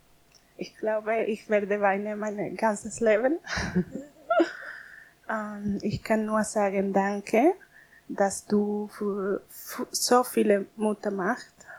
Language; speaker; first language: German; non-native, learner; Spanish